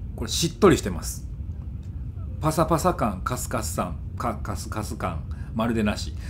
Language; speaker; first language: Japanese; native; Japanese